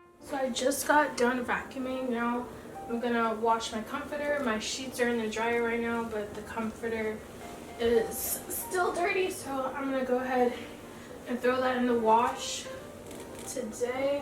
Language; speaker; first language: English; native; English